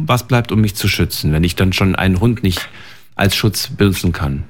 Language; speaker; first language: German; native; German